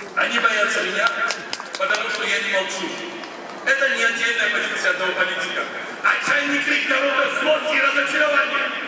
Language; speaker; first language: Russian; non-native, local second language; Georgian